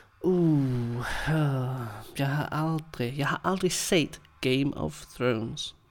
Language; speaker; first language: Danish; non-native, fluent; English